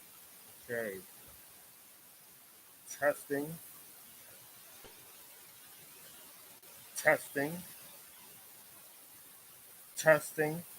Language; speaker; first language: English; native; English